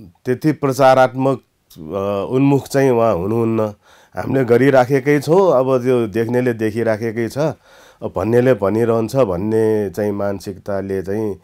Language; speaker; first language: Nepali; non-native, local second language; Newari